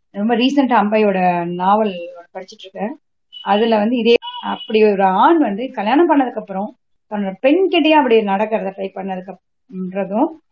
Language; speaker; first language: Tamil; native; Tamil